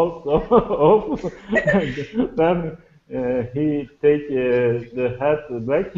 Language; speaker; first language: English; non-native, learner; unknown